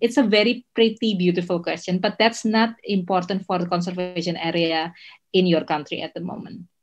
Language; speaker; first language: English; non-native, fluent; Indonesian